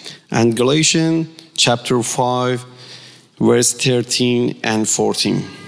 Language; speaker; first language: English; non-native, fluent; Persian